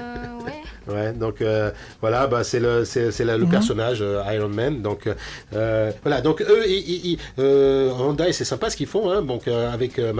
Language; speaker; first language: French; non-native, local second language; Arabic